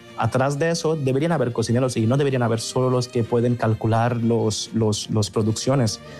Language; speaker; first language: Spanish; non-native, fluent; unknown